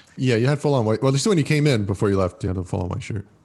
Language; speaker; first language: English; early bilingual, other home language; Italian